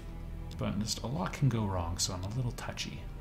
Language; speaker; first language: English; native; English